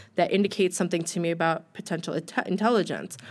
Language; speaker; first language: English; native; English